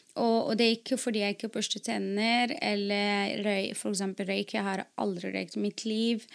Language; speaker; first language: Norwegian; non-native, fluent; Arabic